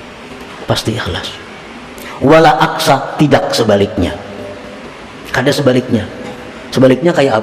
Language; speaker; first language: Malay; non-native, local second language; Banjar